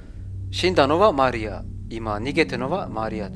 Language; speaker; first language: Japanese; non-native, learner; German